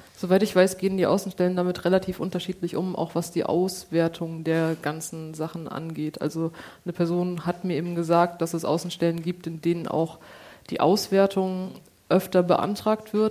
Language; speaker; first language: German; native; German